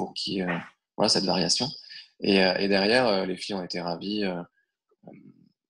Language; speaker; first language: French; native; French